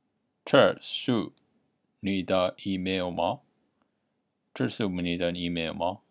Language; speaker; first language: Chinese; non-native, learner; Japanese